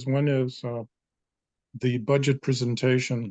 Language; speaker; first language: English; non-native, fluent; Danish